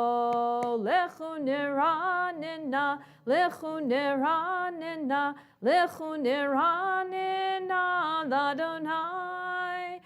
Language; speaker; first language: English; native; English